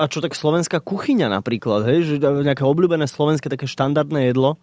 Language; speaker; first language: Slovak; native; Slovak